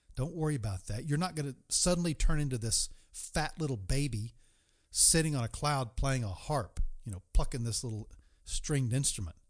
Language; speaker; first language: English; native; English